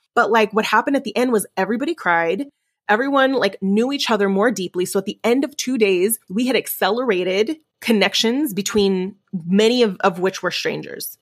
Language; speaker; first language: English; early bilingual, other home language; Spanish